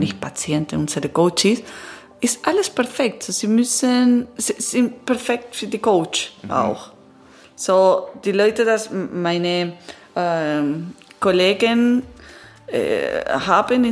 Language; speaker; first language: German; non-native, learner; Italian